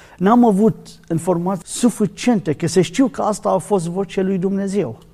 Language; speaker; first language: Romanian; non-native, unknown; Arabic